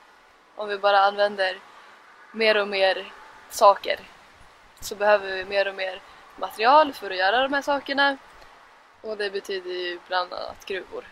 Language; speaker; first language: Swedish; native; Swedish